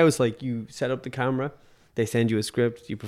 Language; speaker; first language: English; native; English